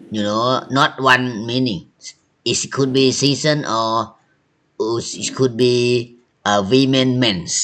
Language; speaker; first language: English; non-native, learner; Thai